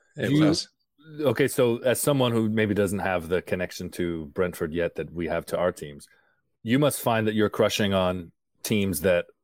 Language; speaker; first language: English; early bilingual, other home language; Portuguese